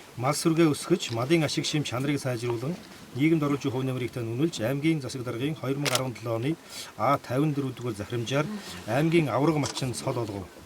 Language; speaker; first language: Mongolian; native; Mongolian